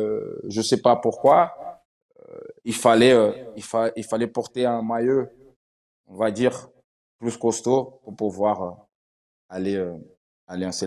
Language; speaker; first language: French; non-native, fluent; Portuguese